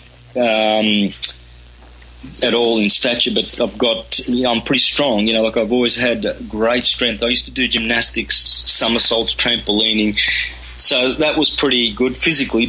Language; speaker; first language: English; native; English